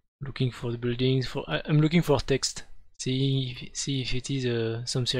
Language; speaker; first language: English; non-native, fluent; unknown